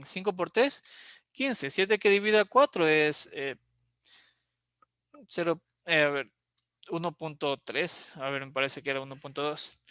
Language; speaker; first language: Spanish; native; Spanish